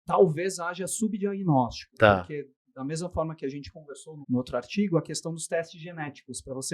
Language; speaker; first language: Portuguese; native; Portuguese